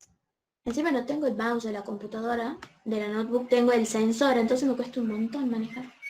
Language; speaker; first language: Spanish; native; Spanish